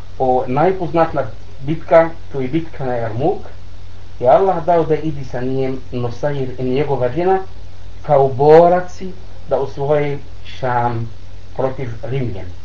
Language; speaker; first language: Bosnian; non-native, learner; Arabic